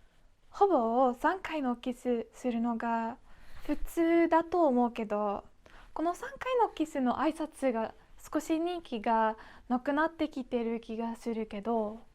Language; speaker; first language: Japanese; non-native, fluent; Dutch